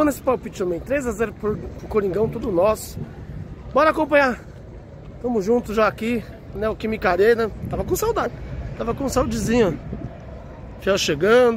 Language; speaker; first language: Portuguese; native; Portuguese